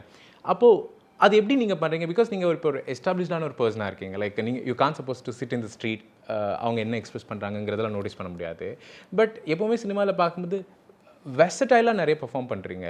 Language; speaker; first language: Tamil; native; Tamil